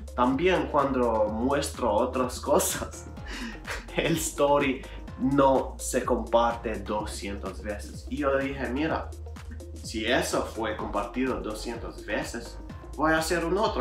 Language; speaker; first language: Spanish; non-native, learner; Albanian